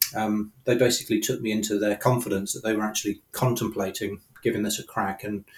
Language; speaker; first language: English; native; English